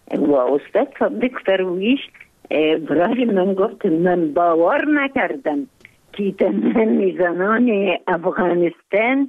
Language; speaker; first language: Persian; non-native, fluent; Arabic